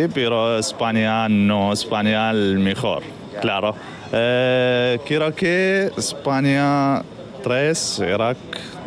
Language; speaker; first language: Spanish; non-native, learner; Arabic